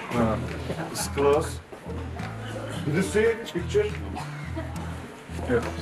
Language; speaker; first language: English; non-native, learner; Turkish